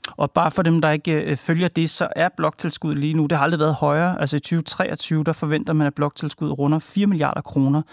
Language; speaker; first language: Danish; native; Danish